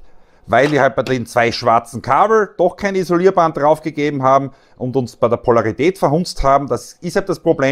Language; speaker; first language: German; native; German